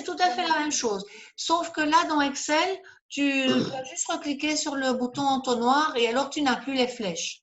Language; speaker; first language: French; native; French